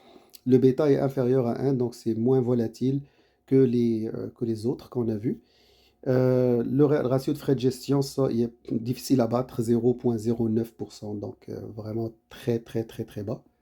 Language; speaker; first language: French; native; French